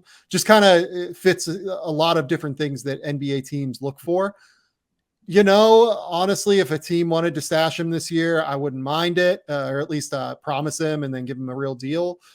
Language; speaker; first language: English; native; English